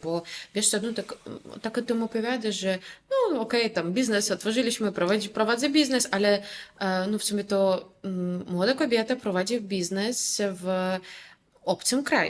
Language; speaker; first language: Polish; non-native, fluent; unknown